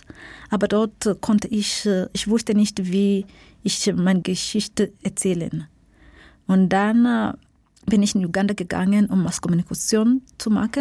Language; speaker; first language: German; non-native, learner; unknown